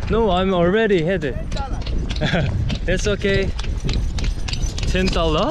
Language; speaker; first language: English; non-native, learner; Korean